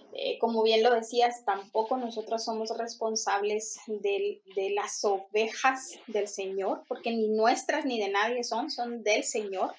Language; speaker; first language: Spanish; native; Spanish